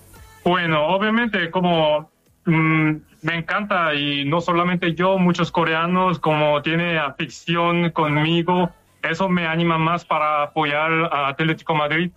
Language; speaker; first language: Spanish; non-native, fluent; Korean